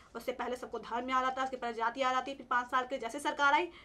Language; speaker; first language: Hindi; native; Hindi